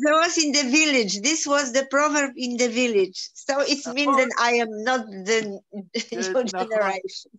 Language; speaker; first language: English; non-native, learner; Polish